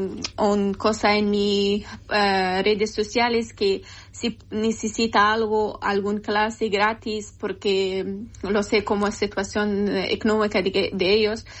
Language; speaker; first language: Spanish; non-native, learner; Persian